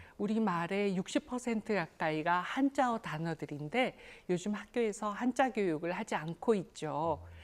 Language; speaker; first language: Korean; native; Korean